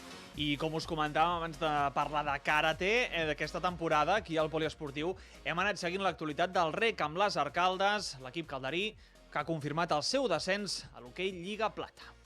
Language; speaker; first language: Catalan; native; Catalan